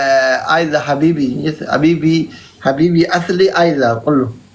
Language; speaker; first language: Arabic; non-native, learner; Oromo